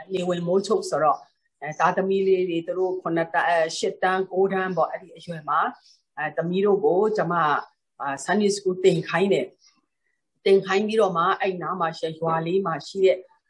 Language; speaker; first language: Burmese; non-native, local second language; Tedim Chin